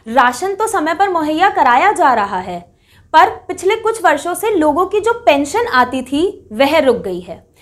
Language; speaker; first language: Hindi; native; Hindi